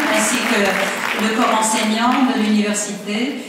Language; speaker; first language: French; non-native, fluent; Armenian